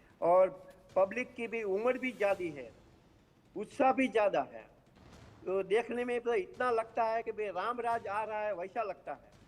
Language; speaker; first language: Hindi; non-native, local second language; Gujarati